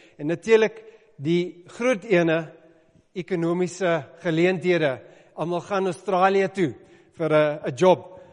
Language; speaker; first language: Afrikaans; non-native, local second language; English